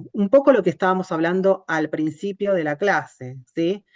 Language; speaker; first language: Spanish; native; Spanish